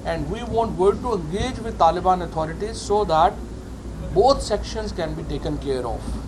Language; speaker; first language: English; non-native, local second language; Urdu